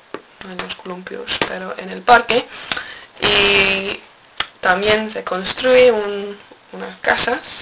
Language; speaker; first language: Spanish; non-native, learner; English